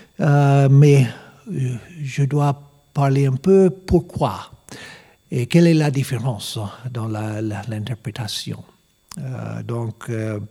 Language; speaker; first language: French; non-native, learner; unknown